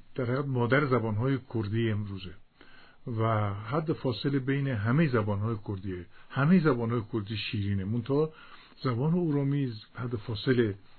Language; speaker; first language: Persian; native; Persian